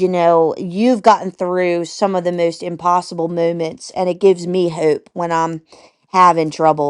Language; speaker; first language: English; native; English